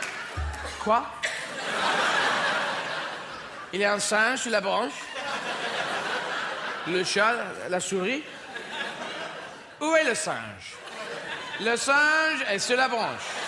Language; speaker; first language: French; non-native, learner; English